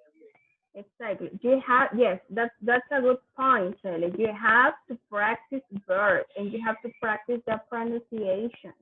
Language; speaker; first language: English; non-native, fluent; Spanish